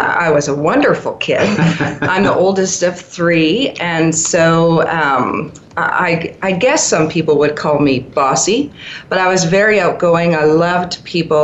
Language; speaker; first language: English; native; English